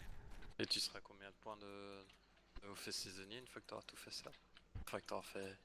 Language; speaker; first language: French; native; French